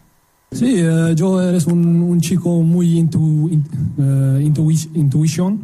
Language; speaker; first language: Spanish; non-native, learner; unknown